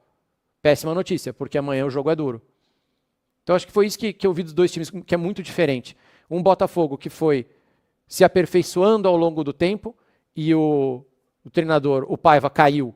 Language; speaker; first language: Portuguese; native; Portuguese